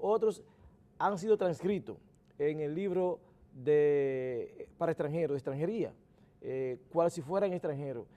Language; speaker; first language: Spanish; native; Spanish